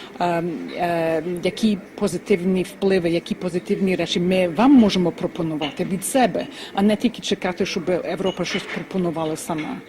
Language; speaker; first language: Ukrainian; early bilingual, heritage; Ukrainian